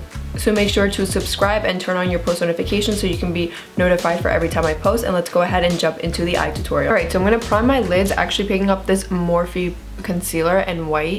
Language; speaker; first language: English; native; English